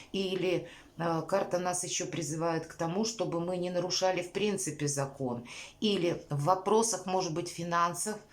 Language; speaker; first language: Russian; native; Russian